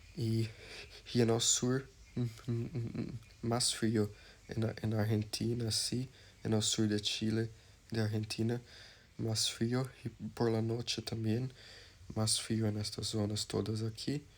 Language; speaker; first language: Portuguese; non-native, learner; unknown